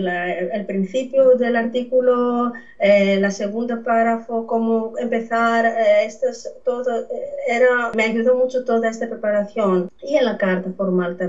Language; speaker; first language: Spanish; non-native, fluent; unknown